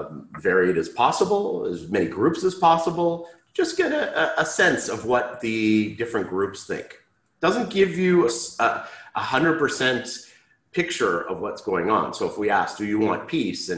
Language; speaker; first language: English; native; English